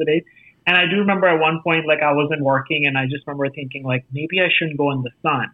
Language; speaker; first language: English; non-native, local second language; Hindi